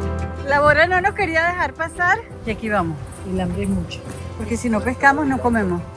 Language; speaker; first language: Spanish; native; Spanish